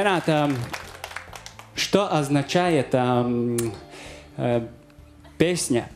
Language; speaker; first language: Russian; non-native, local second language; Latvian